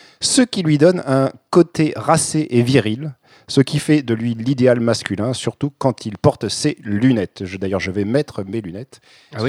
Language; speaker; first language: French; native; French